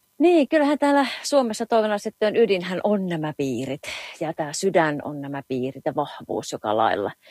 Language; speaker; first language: Finnish; native; Finnish